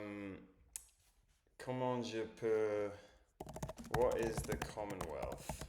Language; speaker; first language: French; non-native, learner; English